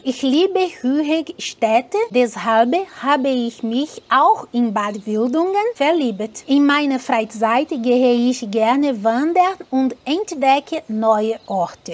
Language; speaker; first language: German; non-native, learner; Portuguese